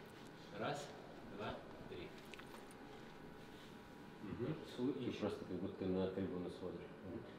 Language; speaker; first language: Russian; native; Russian